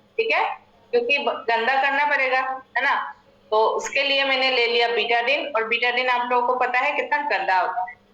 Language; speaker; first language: Hindi; non-native, local second language; Assamese